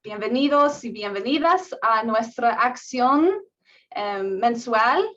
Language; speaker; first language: Spanish; non-native, learner; English